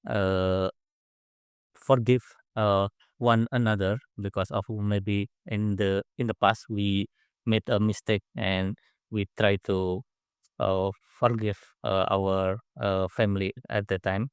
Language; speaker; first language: English; non-native, learner; Indonesian